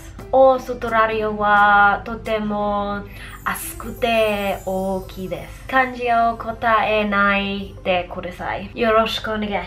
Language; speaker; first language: Japanese; non-native, learner; English